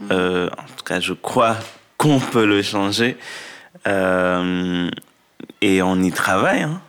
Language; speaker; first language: French; non-native, local second language; Haitian Creole